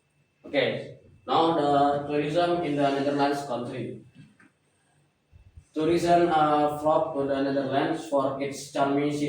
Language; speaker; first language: English; non-native, learner; Indonesian